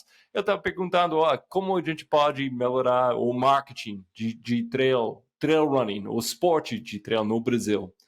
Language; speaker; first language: Portuguese; non-native, fluent; English